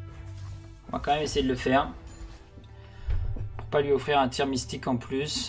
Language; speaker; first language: French; native; French